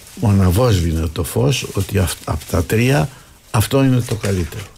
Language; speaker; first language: Greek; native; Greek